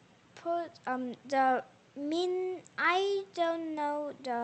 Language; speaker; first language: English; non-native, learner; Korean